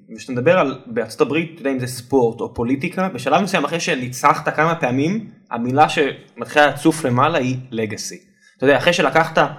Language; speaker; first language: Hebrew; native; Hebrew